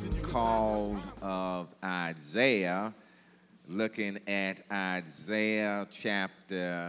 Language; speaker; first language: English; native; English